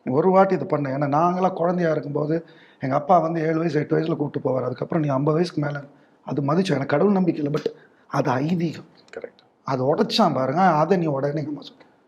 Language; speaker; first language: Tamil; native; Tamil